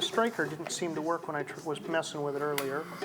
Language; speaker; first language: English; native; English